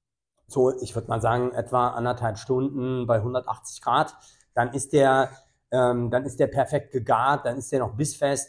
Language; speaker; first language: German; native; German